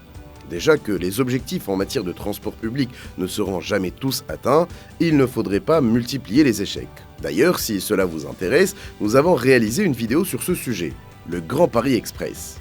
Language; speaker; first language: French; native; French